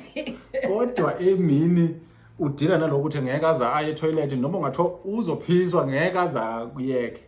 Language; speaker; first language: Zulu; native; Zulu